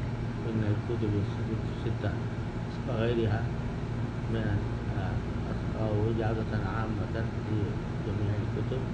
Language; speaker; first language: Arabic; non-native, fluent; Urdu